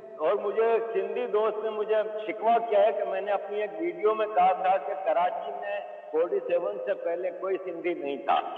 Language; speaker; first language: Urdu; non-native, local second language; Memoni